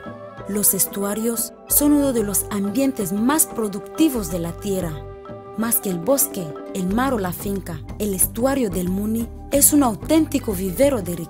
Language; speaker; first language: Spanish; native; Spanish